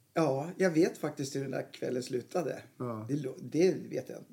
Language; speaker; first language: Swedish; native; Swedish